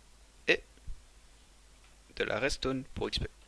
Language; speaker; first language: French; native; French